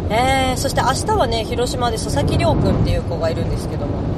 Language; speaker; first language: Japanese; native; Japanese